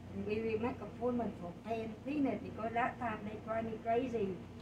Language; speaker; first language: English; non-native, learner; Vietnamese